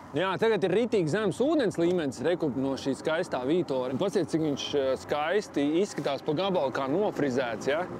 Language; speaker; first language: Latvian; native; Latvian